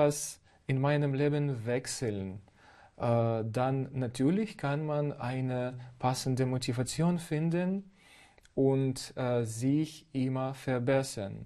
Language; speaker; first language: German; non-native, fluent; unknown